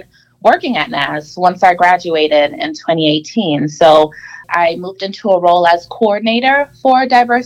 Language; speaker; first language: English; native; English